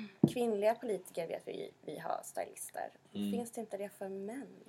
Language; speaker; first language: Swedish; native; Swedish